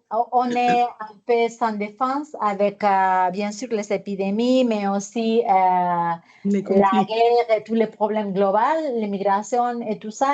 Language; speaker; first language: French; non-native, fluent; Spanish